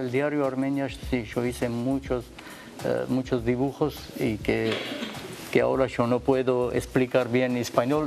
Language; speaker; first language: Spanish; non-native, learner; Armenian